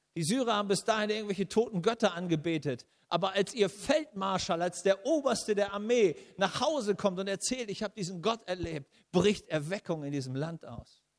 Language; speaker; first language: German; native; German